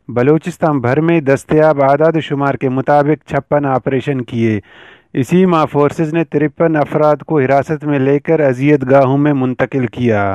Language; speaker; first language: Urdu; non-native, local second language; Baluchi